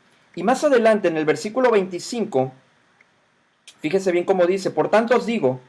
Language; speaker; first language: Spanish; native; Spanish